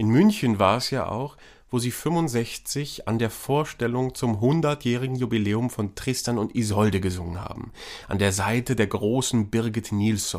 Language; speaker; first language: German; native; German